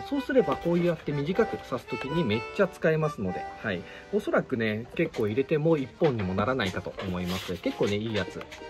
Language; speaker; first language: Japanese; native; Japanese